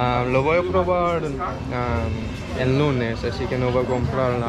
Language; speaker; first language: Spanish; non-native, learner; English